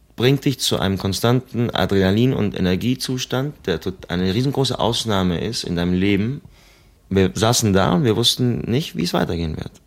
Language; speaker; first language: German; non-native, fluent; Spanish